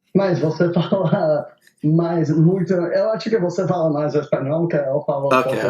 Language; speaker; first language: Portuguese; non-native, learner; Spanish